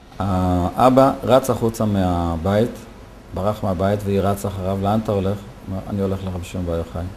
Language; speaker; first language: Hebrew; native; Hebrew